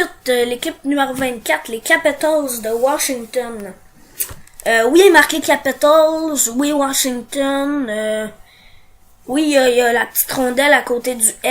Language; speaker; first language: French; native; French